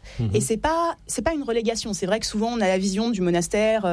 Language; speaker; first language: French; native; French